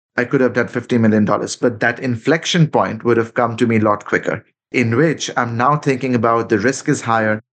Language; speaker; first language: English; non-native, local second language; Bangla